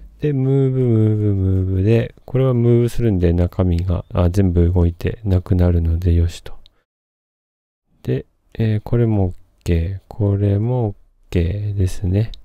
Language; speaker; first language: Japanese; native; Japanese